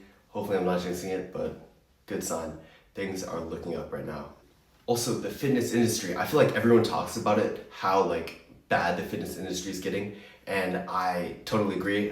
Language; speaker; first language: English; native; English